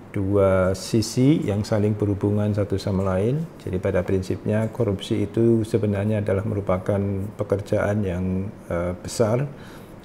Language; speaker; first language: Indonesian; native; Indonesian